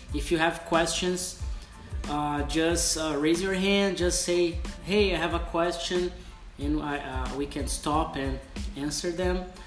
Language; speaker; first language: English; non-native, fluent; Portuguese